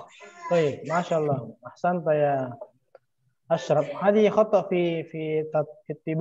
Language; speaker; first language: Arabic; non-native, fluent; Indonesian